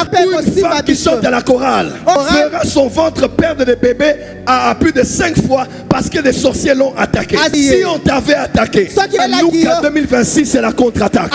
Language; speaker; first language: French; non-native, local second language; Lingala